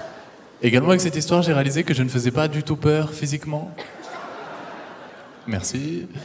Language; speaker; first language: French; native; French